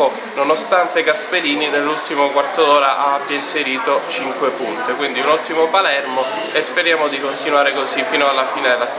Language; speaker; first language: Italian; native; Italian